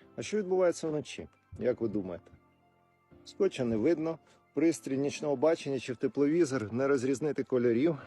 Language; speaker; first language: Ukrainian; non-native, local second language; Russian